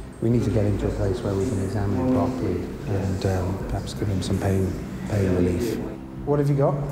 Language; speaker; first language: English; native; English